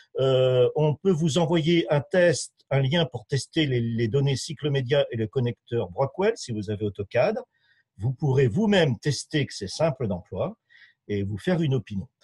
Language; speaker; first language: French; native; French